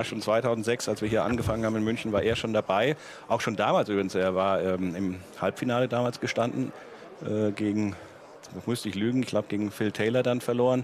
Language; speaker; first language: German; native; German